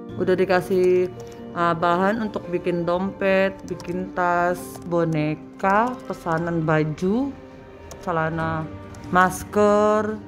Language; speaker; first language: Indonesian; non-native, fluent; Filipino